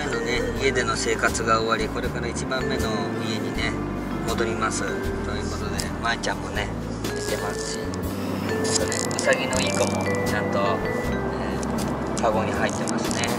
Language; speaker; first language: Japanese; native; Japanese